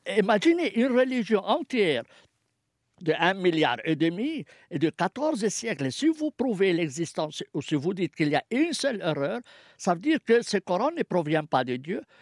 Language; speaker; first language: French; non-native, fluent; Arabic